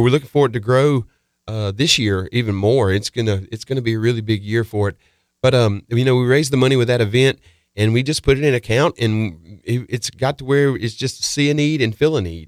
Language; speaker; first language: English; native; English